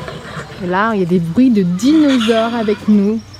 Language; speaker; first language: French; native; French